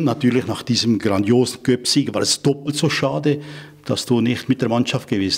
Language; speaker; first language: German; native; German